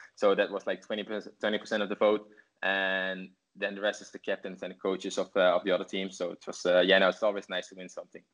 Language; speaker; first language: English; non-native, fluent; Dutch